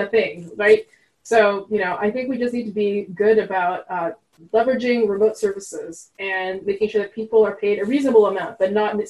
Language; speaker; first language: English; non-native, fluent; French